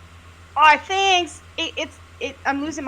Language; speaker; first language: English; native; English